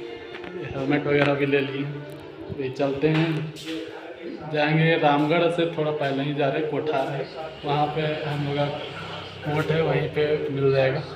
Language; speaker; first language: Hindi; native; Hindi